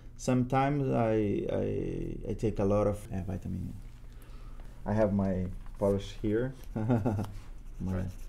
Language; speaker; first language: English; non-native, learner; Portuguese